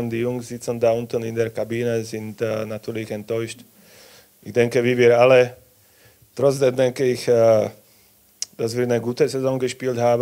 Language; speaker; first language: German; non-native, fluent; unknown